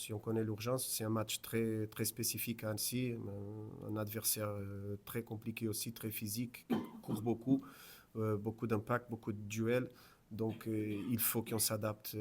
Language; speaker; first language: French; non-native, fluent; Portuguese